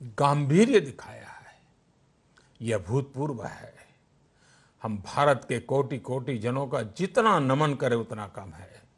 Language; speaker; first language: Hindi; non-native, local second language; Gujarati